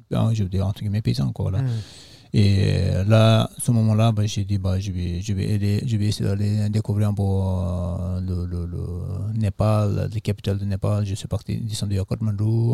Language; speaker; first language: French; non-native, fluent; Nepali